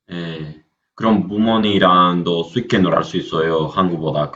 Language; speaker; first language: Korean; non-native, learner; Spanish